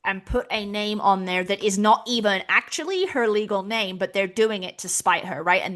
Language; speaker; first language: English; native; English